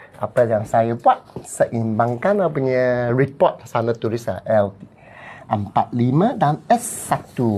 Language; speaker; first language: Malay; non-native, local second language; Cantonese